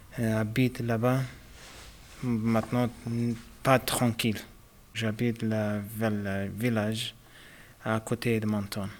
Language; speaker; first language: French; non-native, learner; Pashto